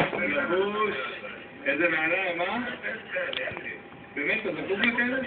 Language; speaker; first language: Hebrew; native; Hebrew